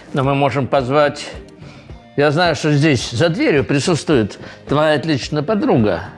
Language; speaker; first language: Russian; native; Russian